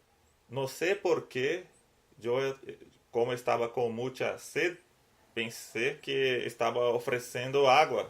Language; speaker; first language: Spanish; non-native, learner; Portuguese